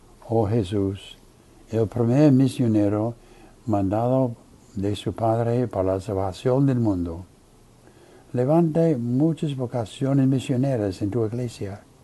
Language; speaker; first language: Spanish; non-native, fluent; English